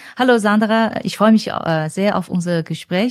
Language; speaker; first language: German; non-native, fluent; Chinese